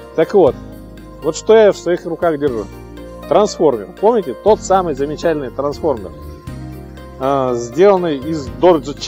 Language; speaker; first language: Russian; native; Russian